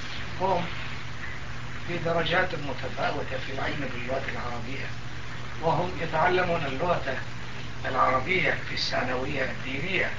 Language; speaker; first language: Arabic; non-native, fluent; Turkish